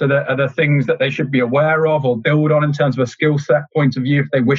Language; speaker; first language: English; native; English